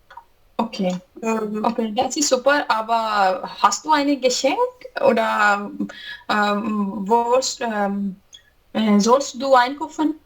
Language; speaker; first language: German; non-native, learner; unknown